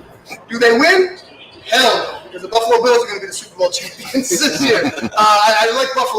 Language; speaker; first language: English; native; English